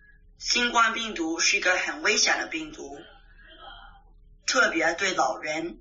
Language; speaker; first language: Chinese; early bilingual, heritage; Chinese